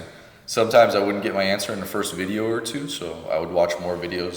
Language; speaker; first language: English; native; English